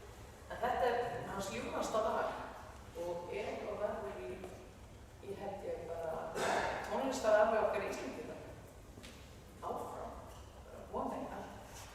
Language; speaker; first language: Icelandic; non-native, fluent; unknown